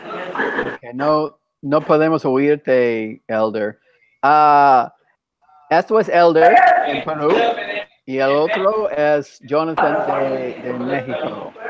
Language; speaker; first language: Spanish; non-native, fluent; English